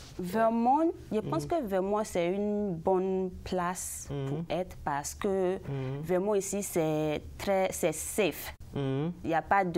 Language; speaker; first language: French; early bilingual, other home language; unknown